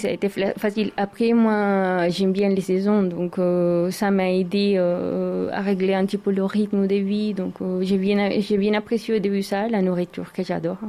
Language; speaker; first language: French; non-native, fluent; Spanish